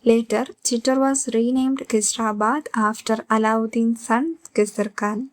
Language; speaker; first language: English; non-native, local second language; Malayalam